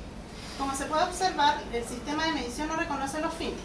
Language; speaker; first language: Spanish; native; Spanish